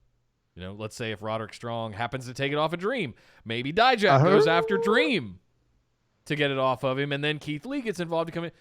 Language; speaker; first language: English; native; English